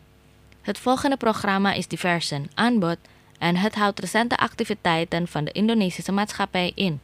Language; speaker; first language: Dutch; non-native, learner; Indonesian